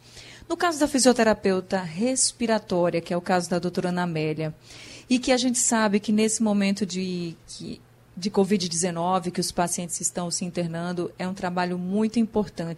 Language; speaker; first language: Portuguese; native; Portuguese